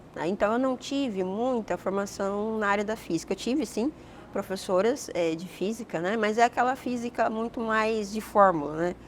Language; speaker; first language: Portuguese; native; Portuguese